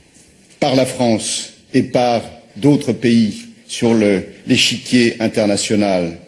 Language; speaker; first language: French; native; French